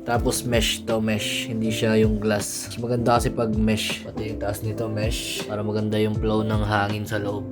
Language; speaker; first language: Filipino; native; Filipino